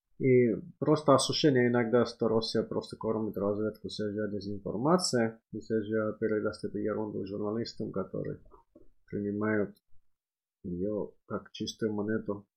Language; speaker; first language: Russian; non-native, fluent; Finnish